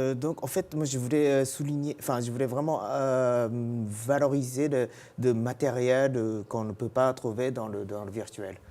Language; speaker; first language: French; non-native, fluent; Japanese